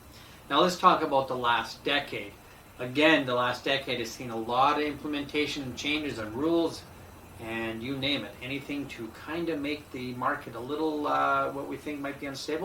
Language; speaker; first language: English; native; English